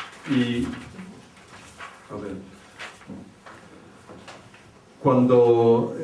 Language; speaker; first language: Spanish; early bilingual, heritage; English